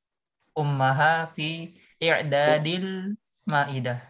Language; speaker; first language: Arabic; non-native, learner; Indonesian